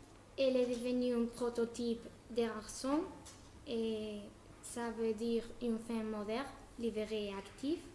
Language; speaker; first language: French; non-native, learner; Spanish